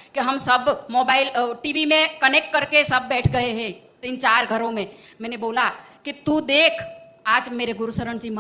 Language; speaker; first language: Hindi; non-native, local second language; Gujarati